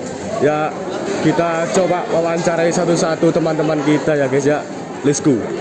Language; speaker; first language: Indonesian; native; Indonesian